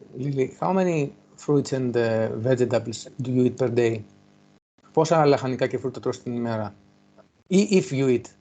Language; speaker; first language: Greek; native; Greek